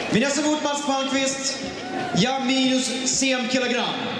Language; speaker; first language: Russian; non-native, fluent; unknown